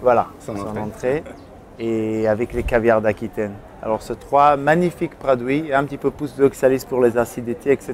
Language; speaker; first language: French; non-native, learner; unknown